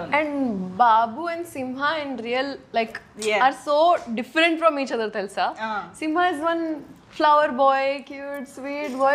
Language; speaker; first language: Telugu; non-native, local second language; Urdu